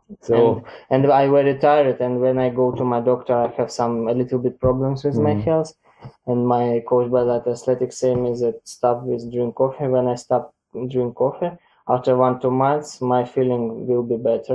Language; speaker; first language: English; non-native, learner; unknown